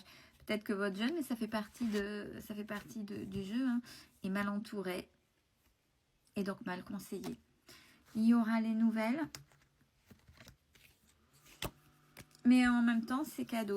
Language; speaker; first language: French; native; French